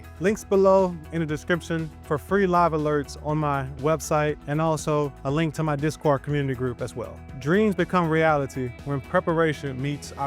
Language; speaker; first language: English; native; English